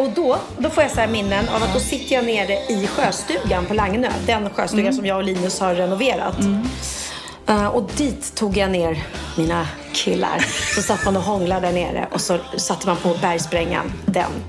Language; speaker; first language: Swedish; native; Swedish